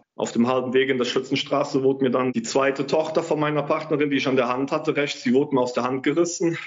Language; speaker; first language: German; native; German